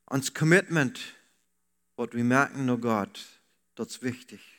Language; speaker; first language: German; non-native, learner; Low German